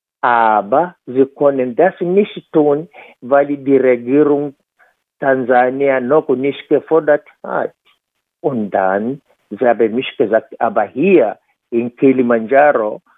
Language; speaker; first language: German; non-native, fluent; Swahili